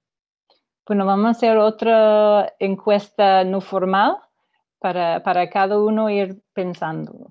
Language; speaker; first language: Spanish; non-native, fluent; English